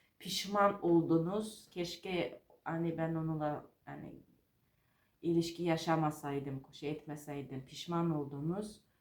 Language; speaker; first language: Turkish; non-native, fluent; Georgian